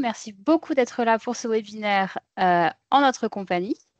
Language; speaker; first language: French; native; French